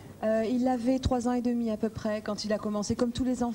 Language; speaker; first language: French; native; French